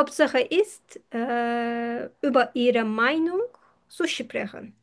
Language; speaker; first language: German; non-native, fluent; Turkish